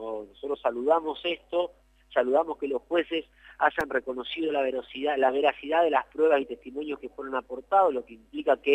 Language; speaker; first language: Spanish; native; Spanish